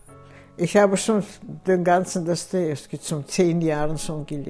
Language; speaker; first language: German; non-native, fluent; Russian